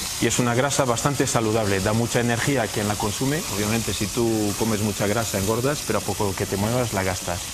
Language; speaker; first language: Spanish; early bilingual, heritage; Spanish